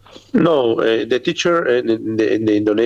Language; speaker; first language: English; non-native, learner; Spanish